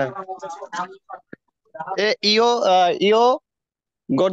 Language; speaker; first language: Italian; non-native, learner; Bangla